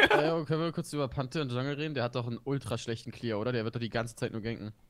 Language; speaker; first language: German; native; German